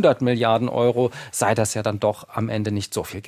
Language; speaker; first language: German; native; German